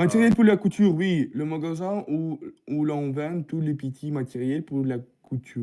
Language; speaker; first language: French; non-native, learner; Russian